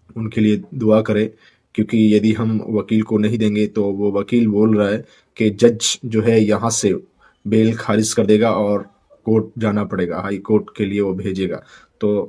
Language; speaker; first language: Hindi; native; Hindi